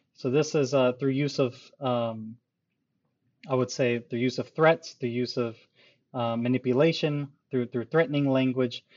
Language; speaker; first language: English; early bilingual, other home language; Urdu